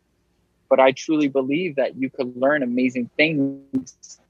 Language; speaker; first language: English; native; English